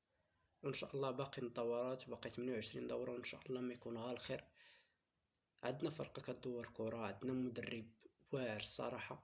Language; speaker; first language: Arabic; native; Arabic